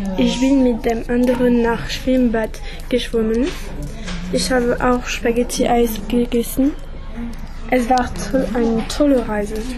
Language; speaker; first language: German; non-native, learner; French